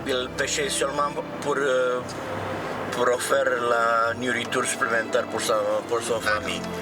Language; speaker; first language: French; non-native, fluent; Romanian